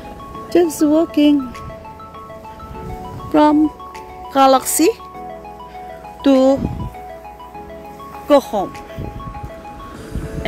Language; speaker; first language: English; non-native, local second language; Filipino